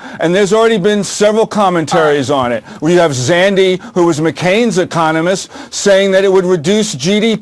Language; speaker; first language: English; native; English